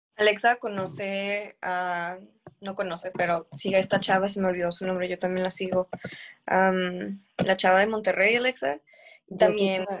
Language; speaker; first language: Spanish; early bilingual, heritage; Spanish